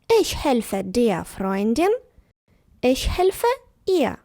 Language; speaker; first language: German; non-native, fluent; Ukrainian